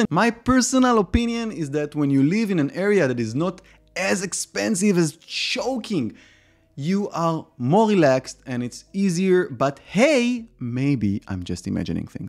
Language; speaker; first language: English; non-native, fluent; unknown